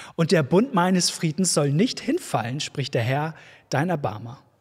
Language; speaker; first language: German; native; German